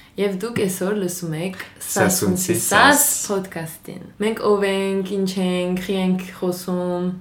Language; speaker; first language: Armenian; early bilingual, heritage; Armenian